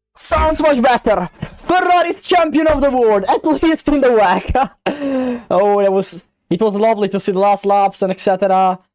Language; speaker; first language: English; non-native, fluent; Italian